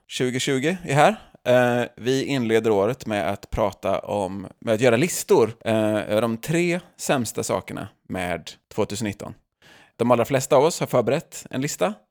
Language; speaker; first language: Swedish; native; Swedish